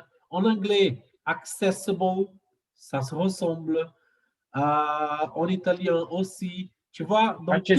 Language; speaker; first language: French; non-native, learner; Portuguese